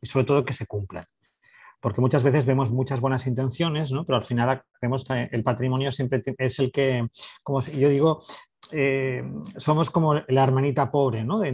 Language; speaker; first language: Spanish; native; Spanish